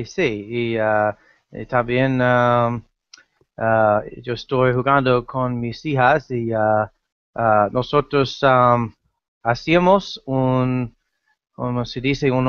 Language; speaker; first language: Spanish; non-native, learner; English